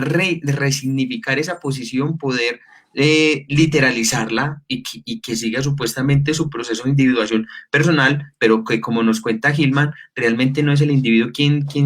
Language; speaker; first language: Spanish; native; Spanish